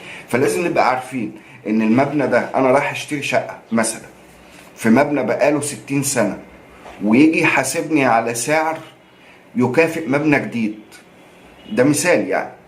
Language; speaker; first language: Arabic; native; Arabic